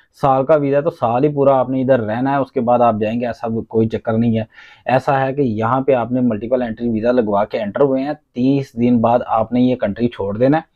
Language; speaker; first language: Urdu; non-native, local second language; Punjabi